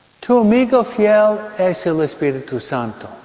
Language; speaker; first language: Spanish; non-native, fluent; English